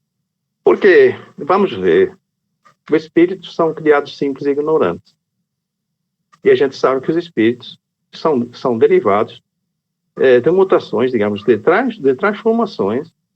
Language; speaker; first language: Portuguese; native; Portuguese